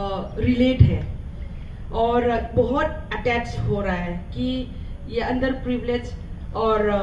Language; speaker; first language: Hindi; non-native, local second language; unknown